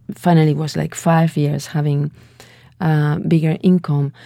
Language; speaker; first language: English; non-native, fluent; Spanish